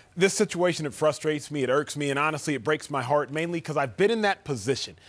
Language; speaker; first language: English; native; English